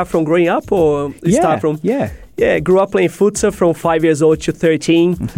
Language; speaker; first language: English; non-native, fluent; Portuguese